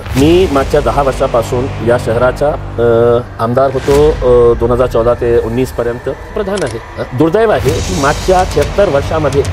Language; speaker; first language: Marathi; non-native, local second language; Urdu